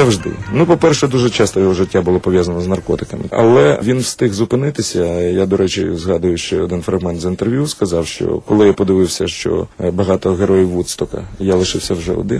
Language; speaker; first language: Ukrainian; native; Ukrainian